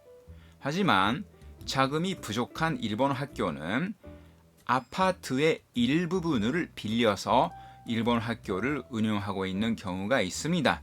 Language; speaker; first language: Korean; non-native, fluent; Japanese